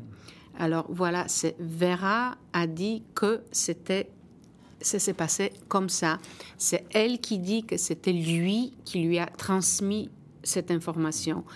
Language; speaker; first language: French; non-native, fluent; Polish